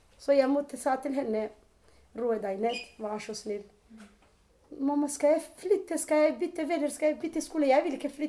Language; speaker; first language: Norwegian; non-native, learner; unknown